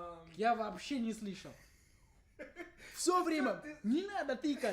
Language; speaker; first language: Russian; non-native, learner; English